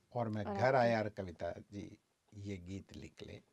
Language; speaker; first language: Hindi; native; Hindi